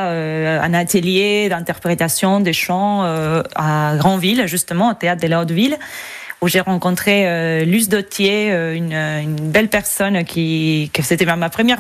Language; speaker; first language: French; non-native, fluent; Spanish